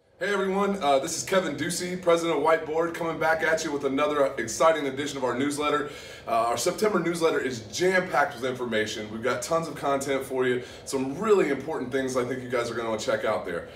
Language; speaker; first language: English; native; English